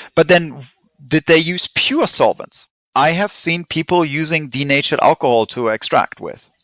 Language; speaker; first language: English; non-native, fluent; German